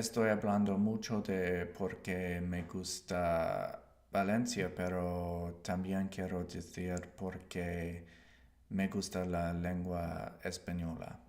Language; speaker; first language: Spanish; non-native, learner; English